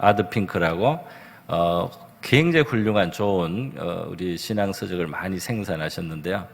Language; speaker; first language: Korean; native; Korean